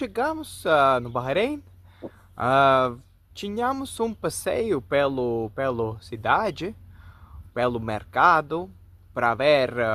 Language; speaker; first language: Portuguese; non-native, fluent; Latvian